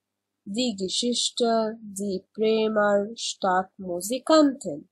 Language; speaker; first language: German; non-native, learner; Arabic